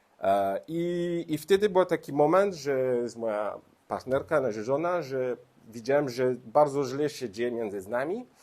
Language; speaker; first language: Polish; non-native, learner; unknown